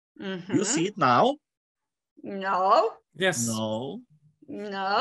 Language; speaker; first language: English; non-native, fluent; Polish